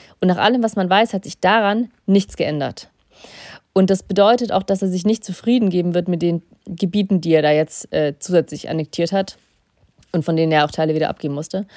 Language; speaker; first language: German; early bilingual, other home language; Russian